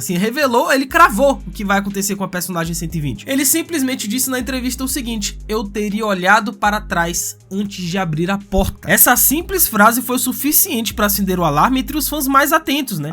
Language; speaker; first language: Portuguese; native; Portuguese